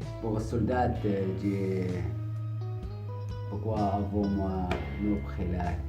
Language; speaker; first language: French; non-native, learner; Arabic